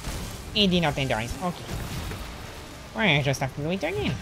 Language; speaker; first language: English; non-native, fluent; French